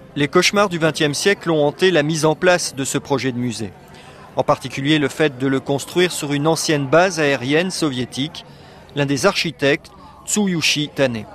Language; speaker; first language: French; native; French